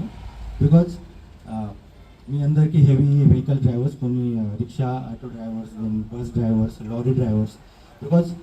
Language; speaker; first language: Telugu; non-native, learner; Hindi